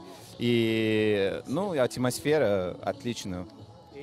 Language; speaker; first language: Russian; non-native, fluent; Portuguese